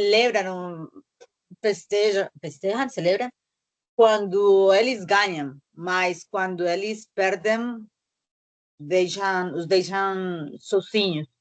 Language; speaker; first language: Portuguese; non-native, learner; Spanish